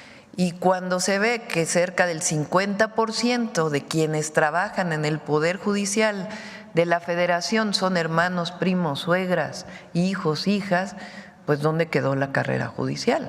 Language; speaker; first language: Spanish; native; Spanish